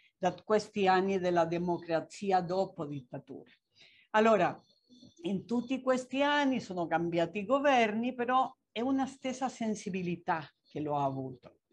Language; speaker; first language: Italian; non-native, fluent; Spanish